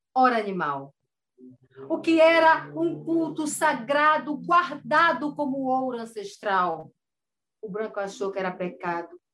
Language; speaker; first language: Portuguese; native; Portuguese